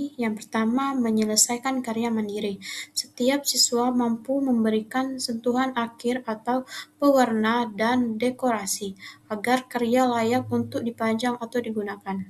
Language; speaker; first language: Indonesian; native; Indonesian